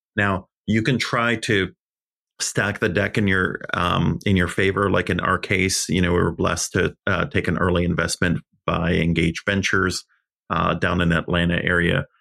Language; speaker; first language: English; early bilingual, other home language; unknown